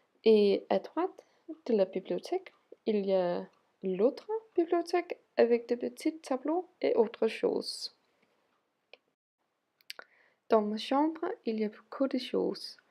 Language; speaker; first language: French; non-native, learner; Danish